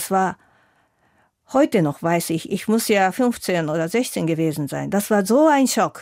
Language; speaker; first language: German; non-native, fluent; Japanese